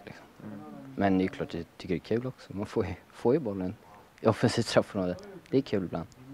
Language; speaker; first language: Swedish; native; Swedish